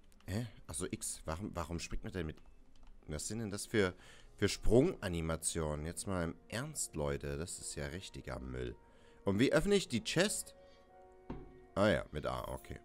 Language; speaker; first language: German; native; German